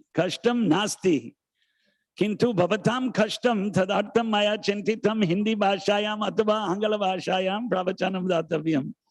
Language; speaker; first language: Hindi; non-native, fluent; English